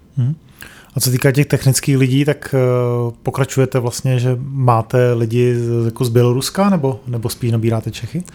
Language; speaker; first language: Czech; native; Czech